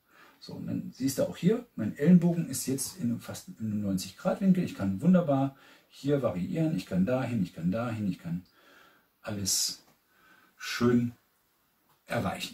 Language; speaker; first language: German; native; German